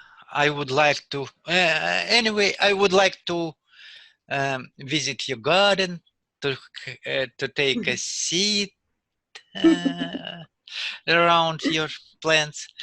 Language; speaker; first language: English; non-native, learner; Russian